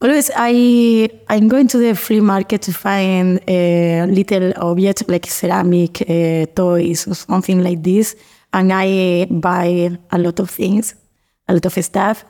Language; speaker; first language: English; non-native, learner; Spanish